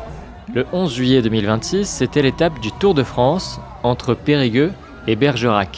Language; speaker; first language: French; native; French